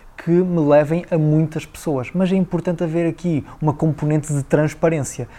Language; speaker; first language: Portuguese; native; Portuguese